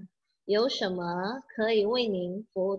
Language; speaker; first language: Chinese; non-native, fluent; Indonesian